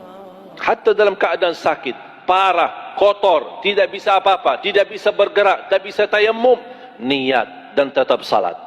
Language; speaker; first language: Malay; non-native, fluent; Arabic